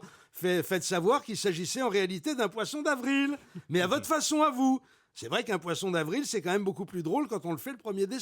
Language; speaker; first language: French; native; French